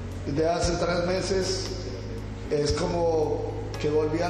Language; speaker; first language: Spanish; native; Spanish